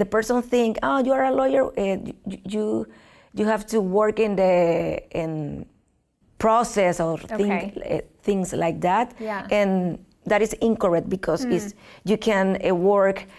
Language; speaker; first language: English; non-native, learner; Spanish